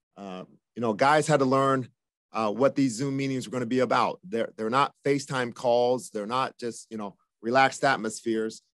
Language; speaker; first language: English; native; English